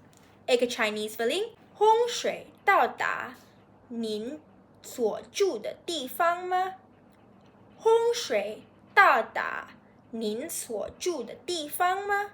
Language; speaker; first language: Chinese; non-native, fluent; Sinhala